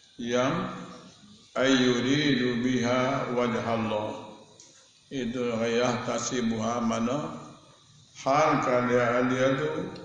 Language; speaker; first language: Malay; native; Malay